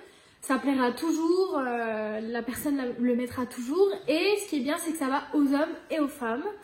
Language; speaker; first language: French; native; French